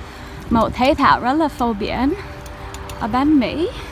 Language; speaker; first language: Vietnamese; non-native, fluent; English